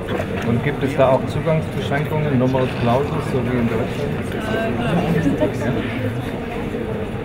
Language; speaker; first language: German; native; German